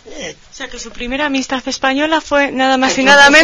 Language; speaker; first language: Spanish; native; Spanish